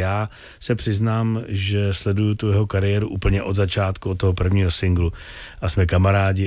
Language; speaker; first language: Czech; native; Czech